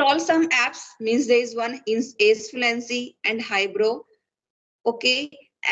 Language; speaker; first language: English; non-native, fluent; Hindi